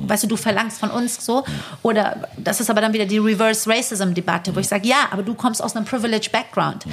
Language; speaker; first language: German; early bilingual, other home language; Persian